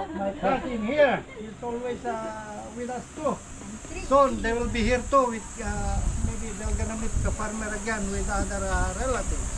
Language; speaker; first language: English; non-native, local second language; Filipino